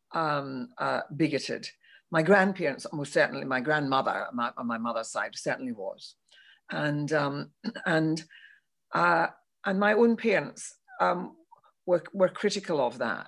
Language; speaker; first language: English; native; English